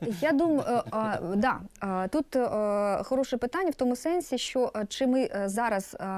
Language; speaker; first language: Ukrainian; non-native, local second language; Russian